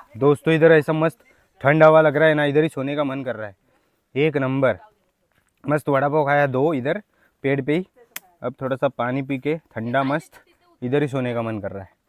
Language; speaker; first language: Hindi; non-native, local second language; Marathi